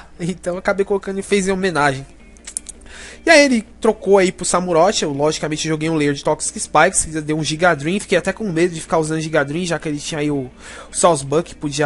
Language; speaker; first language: Portuguese; native; Portuguese